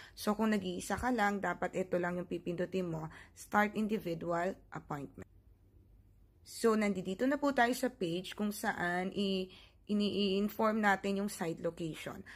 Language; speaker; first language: Filipino; native; Filipino